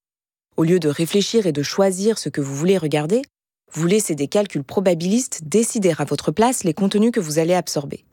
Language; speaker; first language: French; native; French